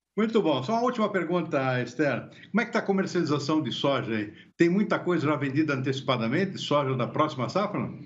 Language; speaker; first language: Portuguese; native; Portuguese